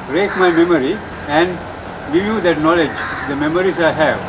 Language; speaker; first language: English; non-native, local second language; Sinhala